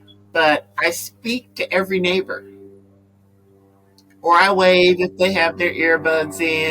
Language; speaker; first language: English; native; English